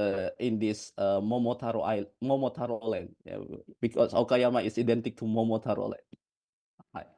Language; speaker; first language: English; non-native, fluent; Indonesian